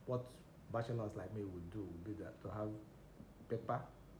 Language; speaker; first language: English; non-native, local second language; Igbo